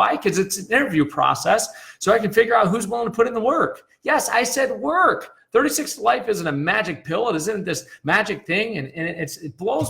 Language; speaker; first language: English; native; English